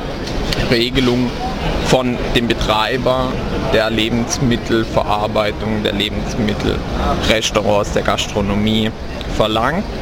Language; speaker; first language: German; native; German